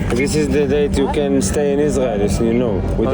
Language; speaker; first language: English; non-native, learner; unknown